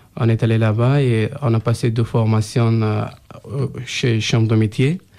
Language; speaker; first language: French; non-native, learner; Persian